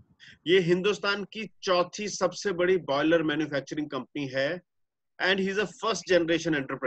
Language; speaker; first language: Hindi; native; Hindi